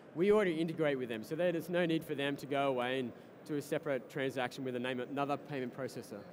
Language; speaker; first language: English; native; English